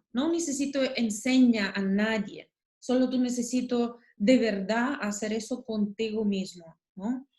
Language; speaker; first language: Spanish; non-native, learner; Russian